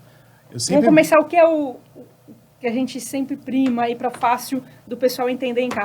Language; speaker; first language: Portuguese; native; Portuguese